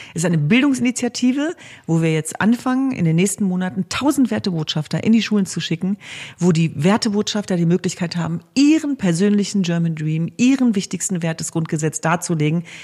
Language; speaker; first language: German; early bilingual, other home language; Kurdish